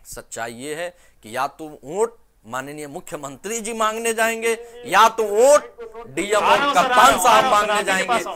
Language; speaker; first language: Hindi; native; Hindi